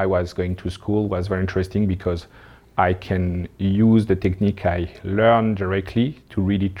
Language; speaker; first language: English; non-native, learner; French